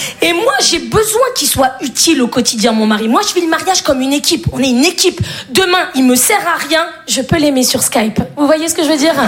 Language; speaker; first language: French; native; French